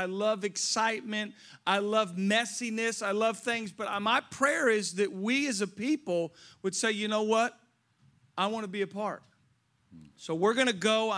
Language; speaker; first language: English; native; English